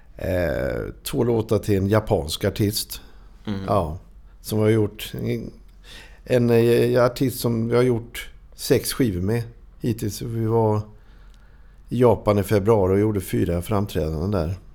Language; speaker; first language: Swedish; native; Swedish